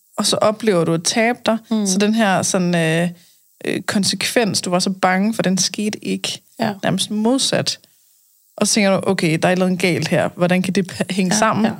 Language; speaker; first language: Danish; native; Danish